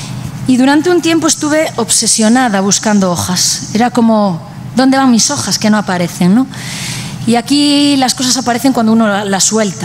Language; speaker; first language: Spanish; native; Spanish